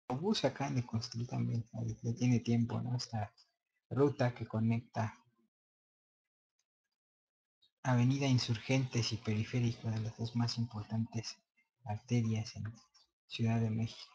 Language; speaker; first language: Spanish; native; Spanish